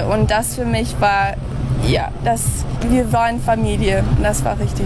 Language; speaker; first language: German; early bilingual, heritage; English